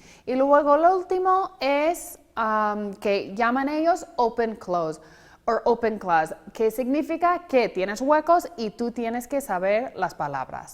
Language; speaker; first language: Spanish; non-native, fluent; English